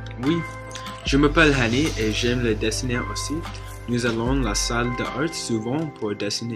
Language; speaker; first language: French; non-native, learner; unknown